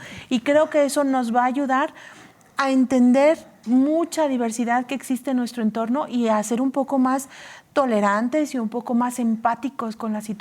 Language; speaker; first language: Spanish; native; Spanish